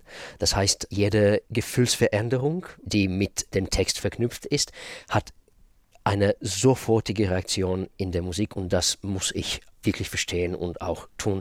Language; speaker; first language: German; non-native, fluent; Russian